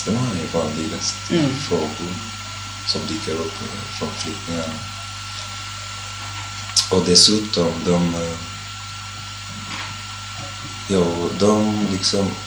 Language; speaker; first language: Swedish; non-native, fluent; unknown